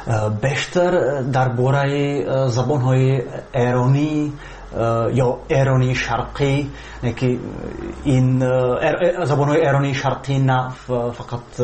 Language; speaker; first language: Persian; non-native, fluent; Czech